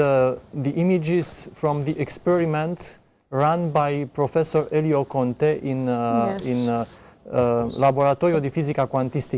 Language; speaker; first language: English; non-native, fluent; Romanian